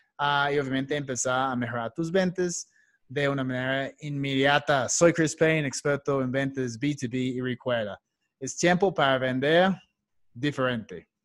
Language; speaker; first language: Spanish; non-native, fluent; English